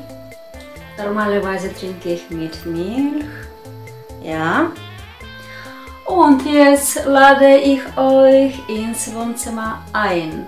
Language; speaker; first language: German; non-native, learner; Russian